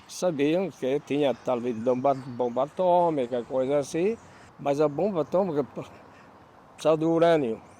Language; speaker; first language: Portuguese; non-native, fluent; Albanian